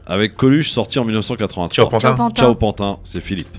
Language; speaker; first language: French; native; French